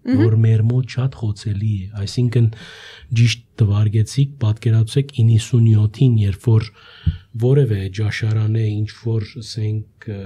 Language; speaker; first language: Armenian; early bilingual, heritage; Armenian